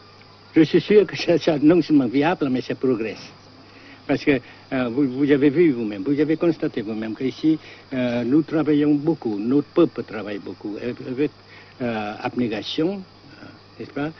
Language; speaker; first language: French; non-native, fluent; Vietnamese